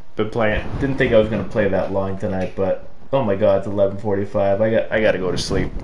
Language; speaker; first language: English; native; English